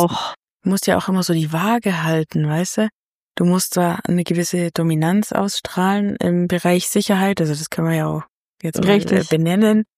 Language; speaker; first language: German; native; German